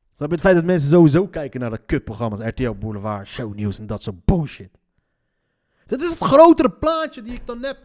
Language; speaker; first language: Dutch; early bilingual, other home language; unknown